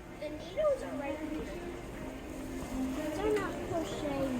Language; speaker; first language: English; native; English